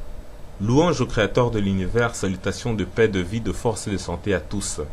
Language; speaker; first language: French; non-native, local second language; Lingala